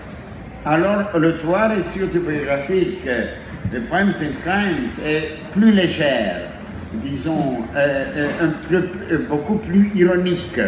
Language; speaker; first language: French; non-native, fluent; Greek